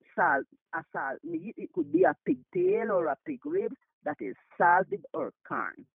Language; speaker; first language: English; non-native, local second language; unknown